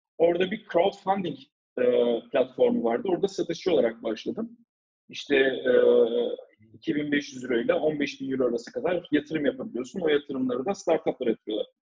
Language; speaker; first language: Turkish; early bilingual, heritage; Turkish